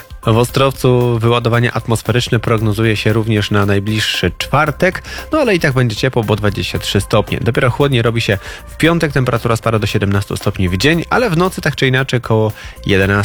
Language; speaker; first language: Polish; native; Polish